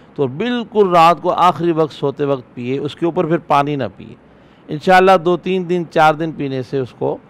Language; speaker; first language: Urdu; native; Urdu